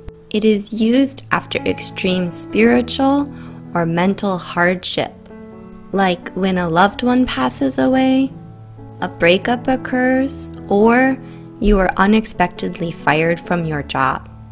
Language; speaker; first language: English; native; English